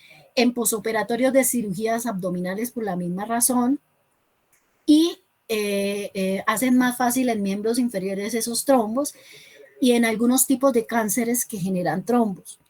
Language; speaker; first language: Spanish; native; Spanish